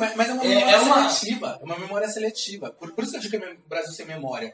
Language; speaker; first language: Portuguese; native; Portuguese